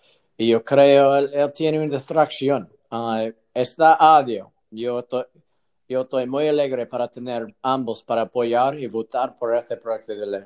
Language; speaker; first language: Spanish; non-native, learner; English